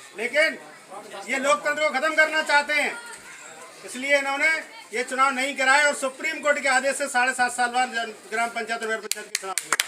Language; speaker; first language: Hindi; native; Hindi